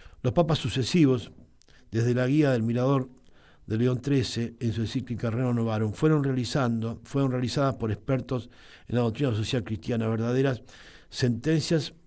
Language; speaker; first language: Spanish; native; Spanish